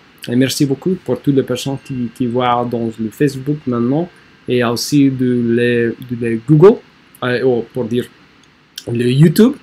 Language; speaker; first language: French; non-native, learner; English